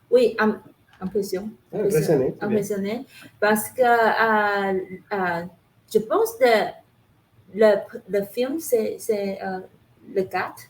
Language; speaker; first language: French; non-native, learner; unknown